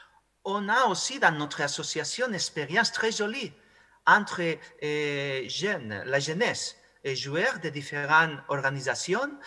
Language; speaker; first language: French; non-native, fluent; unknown